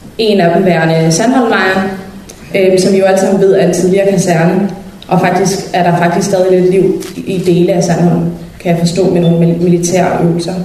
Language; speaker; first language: Danish; early bilingual, other home language; Somali